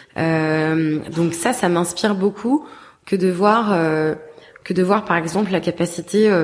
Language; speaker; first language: French; native; French